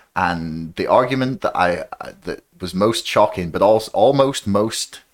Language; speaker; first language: English; native; English